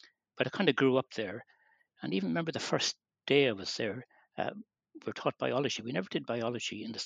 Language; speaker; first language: English; native; English